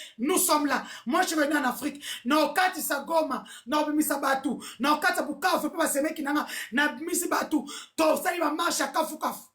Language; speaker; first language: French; non-native, local second language; Lingala